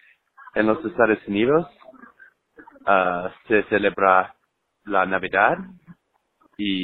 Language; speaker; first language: Spanish; non-native, learner; English